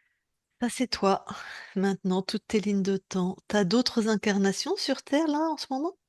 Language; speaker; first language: French; native; French